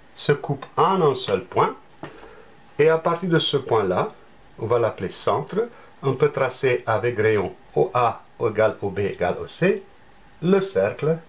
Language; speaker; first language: French; native; French